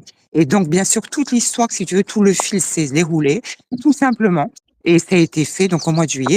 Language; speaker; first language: French; native; French